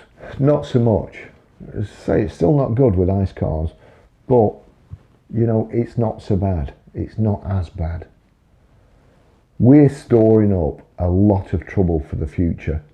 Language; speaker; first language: English; native; English